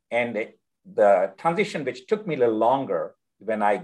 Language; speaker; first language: English; non-native, local second language; Hindi